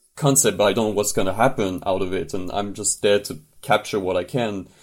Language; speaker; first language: English; non-native, fluent; French